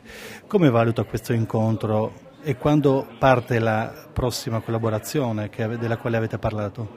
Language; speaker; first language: Italian; native; Italian